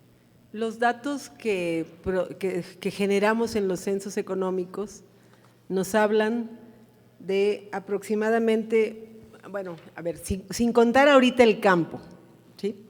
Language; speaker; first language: Spanish; native; Spanish